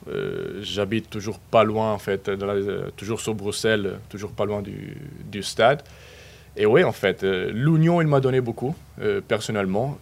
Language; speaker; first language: French; non-native, fluent; Spanish